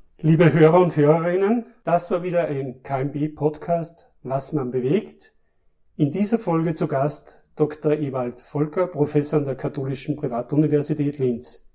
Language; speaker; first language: German; native; German